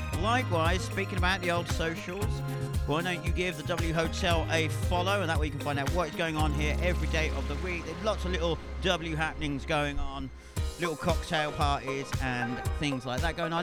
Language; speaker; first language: English; native; English